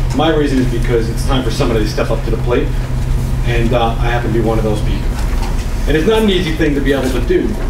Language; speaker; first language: English; native; English